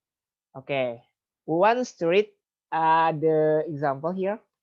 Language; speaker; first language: English; non-native, fluent; Indonesian